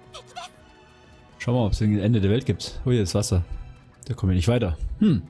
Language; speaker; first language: German; native; German